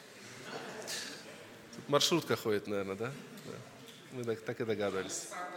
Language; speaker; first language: Russian; native; Russian